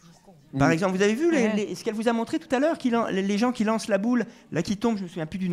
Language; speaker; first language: French; native; French